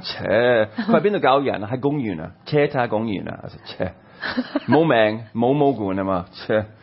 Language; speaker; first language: Cantonese; non-native, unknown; English